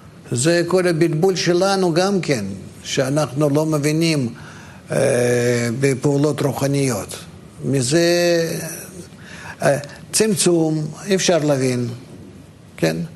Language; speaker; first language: Hebrew; non-native, fluent; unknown